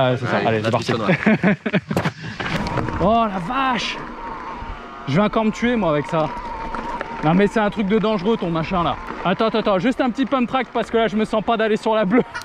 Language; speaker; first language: French; native; French